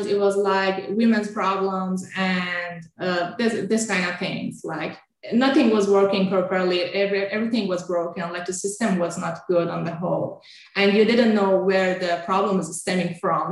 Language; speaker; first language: English; non-native, fluent; Azerbaijani